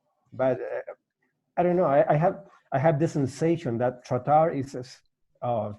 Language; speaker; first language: English; non-native, learner; Spanish